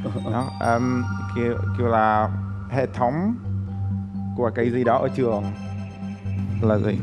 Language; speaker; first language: Vietnamese; non-native, fluent; Czech